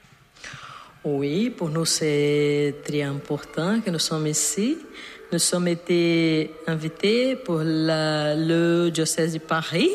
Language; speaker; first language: French; non-native, learner; Portuguese